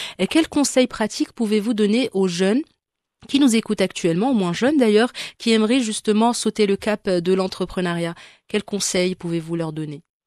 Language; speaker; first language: French; non-native, local second language; Arabic